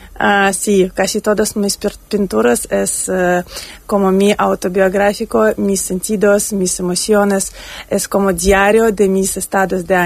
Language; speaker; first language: Spanish; non-native, learner; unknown